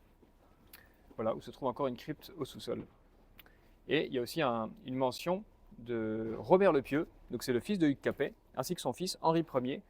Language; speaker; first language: French; native; French